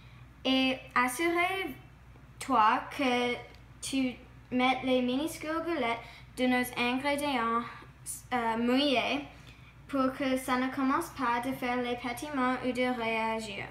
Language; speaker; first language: French; non-native, learner; English